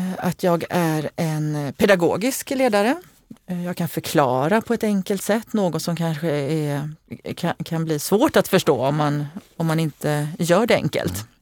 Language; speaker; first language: Swedish; early bilingual, other home language; Hungarian